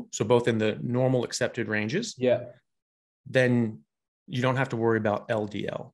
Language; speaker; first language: English; native; English